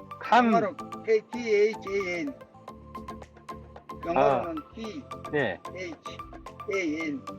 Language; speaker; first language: Korean; non-native, learner; Mongolian